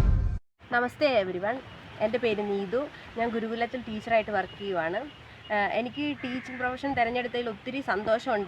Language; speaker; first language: Malayalam; native; Malayalam